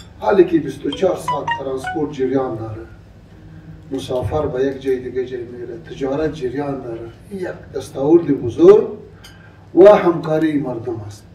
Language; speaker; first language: Persian; non-native, local second language; Pashto